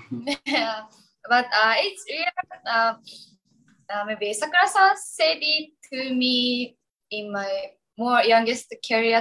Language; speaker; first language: English; non-native, learner; Japanese